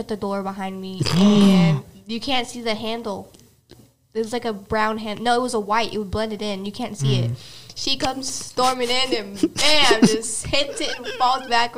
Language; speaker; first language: English; native; English